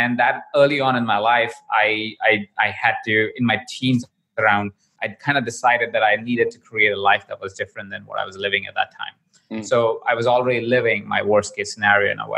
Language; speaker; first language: English; non-native, local second language; Hindi